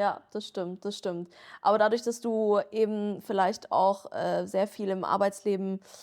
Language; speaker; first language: German; native; German